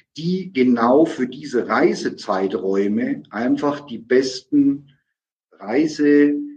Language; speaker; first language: German; native; German